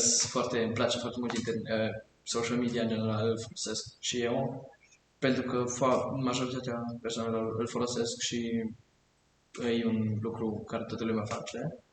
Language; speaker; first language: Romanian; early bilingual, heritage; German